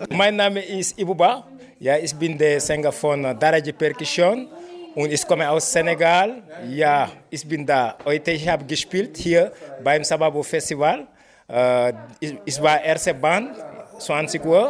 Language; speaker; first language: German; non-native, learner; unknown